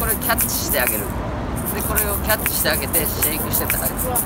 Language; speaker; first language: Japanese; native; Japanese